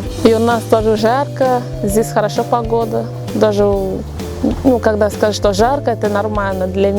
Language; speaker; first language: Russian; non-native, learner; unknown